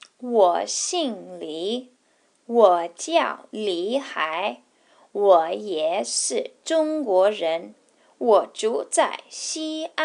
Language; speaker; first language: Chinese; non-native, fluent; English